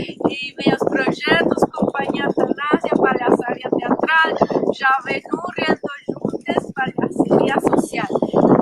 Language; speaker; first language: Portuguese; non-native, fluent; Spanish